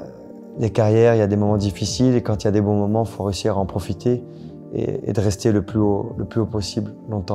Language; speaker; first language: French; native; French